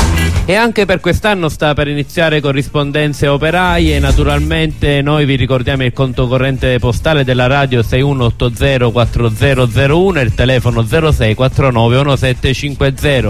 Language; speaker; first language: Italian; native; Italian